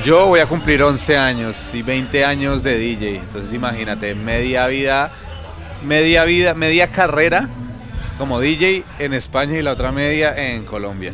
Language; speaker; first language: Spanish; native; Spanish